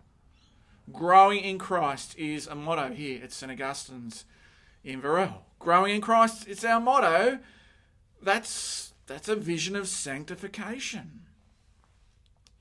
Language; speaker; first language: English; native; English